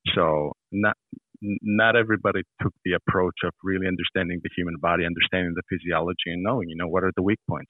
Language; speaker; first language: English; non-native, fluent; Serbian